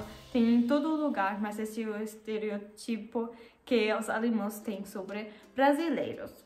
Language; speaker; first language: Portuguese; non-native, learner; German